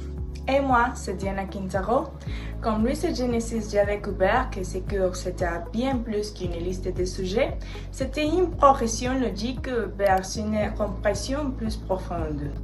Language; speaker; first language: French; non-native, learner; Spanish